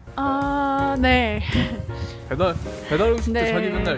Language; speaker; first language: Korean; non-native, fluent; Turkish